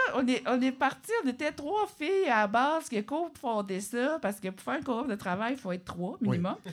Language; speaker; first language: French; native; French